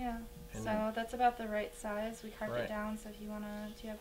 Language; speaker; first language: English; native; English